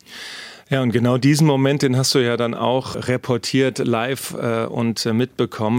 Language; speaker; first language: German; native; German